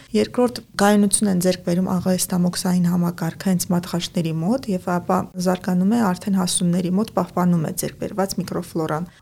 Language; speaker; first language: Armenian; native; Armenian